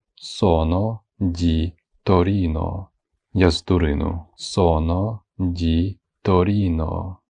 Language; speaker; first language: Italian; non-native, fluent; Ukrainian